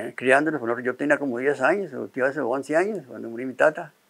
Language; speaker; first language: Spanish; native; Spanish